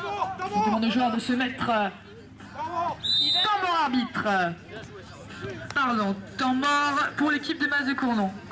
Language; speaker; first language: French; native; French